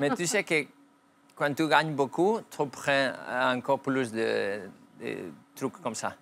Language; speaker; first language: French; non-native, fluent; Spanish